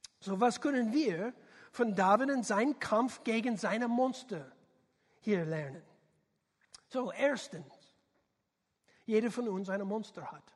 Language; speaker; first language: German; non-native, learner; English